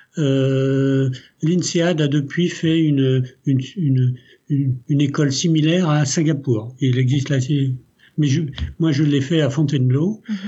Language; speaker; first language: French; early bilingual, other home language; Italian